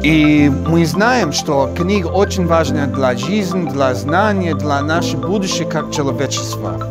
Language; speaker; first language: Russian; non-native, learner; English